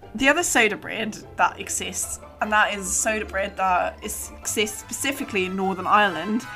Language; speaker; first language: English; non-native, fluent; German